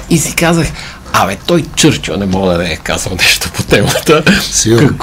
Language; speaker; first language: Bulgarian; native; Bulgarian